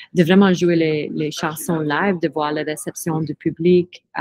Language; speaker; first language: French; non-native, fluent; English